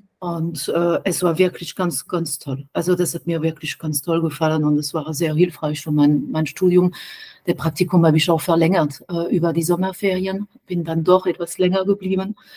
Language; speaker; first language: German; non-native, fluent; French